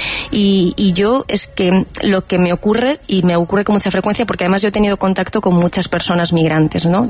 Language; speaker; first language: Spanish; native; Spanish